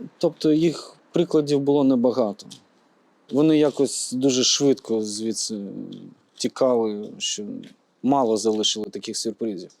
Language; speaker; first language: Ukrainian; native; Ukrainian